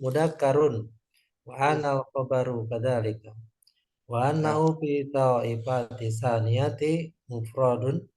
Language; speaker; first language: Arabic; non-native, learner; Indonesian